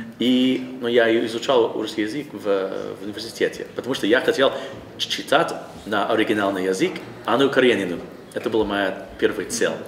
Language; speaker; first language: Russian; non-native, learner; English